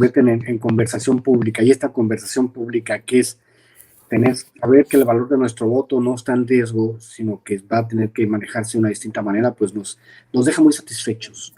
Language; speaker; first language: Spanish; native; Spanish